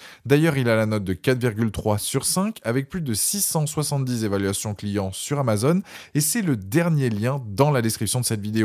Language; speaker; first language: French; native; French